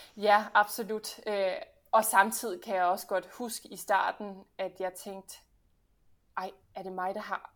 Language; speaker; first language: Danish; early bilingual, heritage; Danish